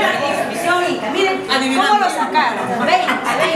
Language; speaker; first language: Spanish; native; Spanish